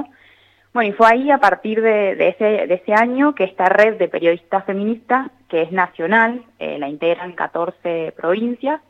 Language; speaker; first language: Spanish; native; Spanish